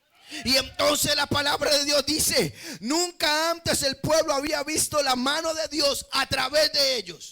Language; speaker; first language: Spanish; native; Spanish